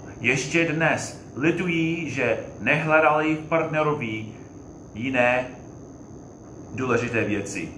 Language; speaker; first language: Czech; non-native, fluent; English